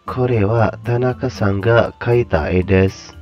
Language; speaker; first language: Japanese; non-native, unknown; Indonesian